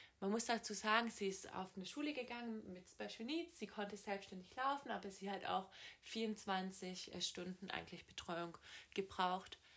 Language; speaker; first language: German; native; German